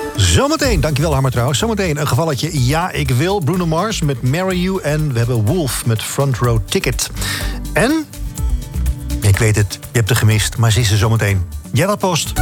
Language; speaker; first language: Dutch; native; Dutch